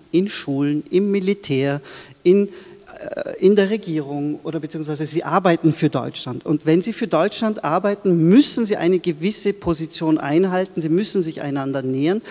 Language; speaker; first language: German; early bilingual, other home language; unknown